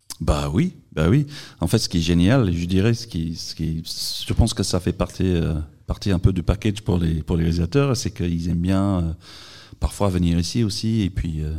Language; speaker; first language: French; non-native, fluent; English